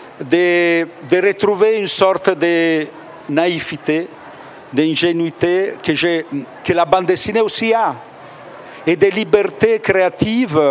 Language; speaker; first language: French; non-native, fluent; Italian